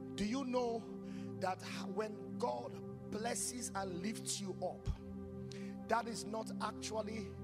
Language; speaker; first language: English; non-native, local second language; Yoruba